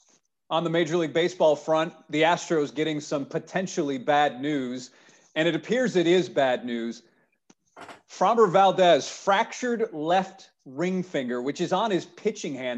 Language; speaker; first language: English; native; English